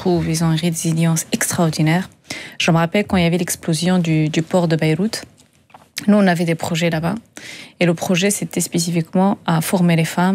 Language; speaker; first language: French; non-native, local second language; Tachelhit